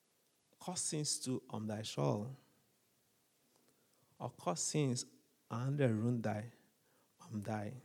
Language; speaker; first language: Norwegian; non-native, fluent; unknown